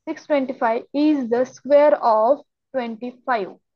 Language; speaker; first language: English; non-native, local second language; Marathi